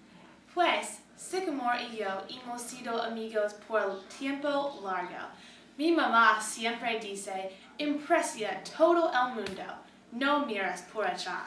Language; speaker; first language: Spanish; non-native, learner; English